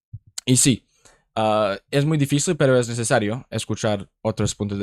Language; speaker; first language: Spanish; non-native, learner; English